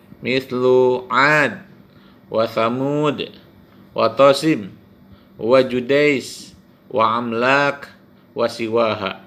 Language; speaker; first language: Arabic; non-native, fluent; Indonesian